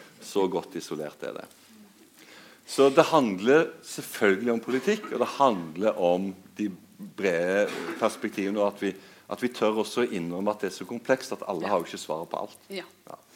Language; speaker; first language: Norwegian; native; Norwegian